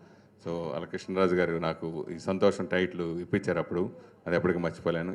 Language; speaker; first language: Telugu; native; Telugu